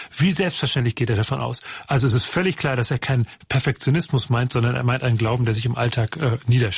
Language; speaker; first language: German; native; German